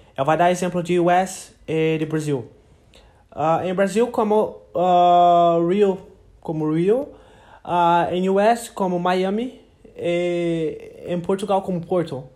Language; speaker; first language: Portuguese; non-native, learner; English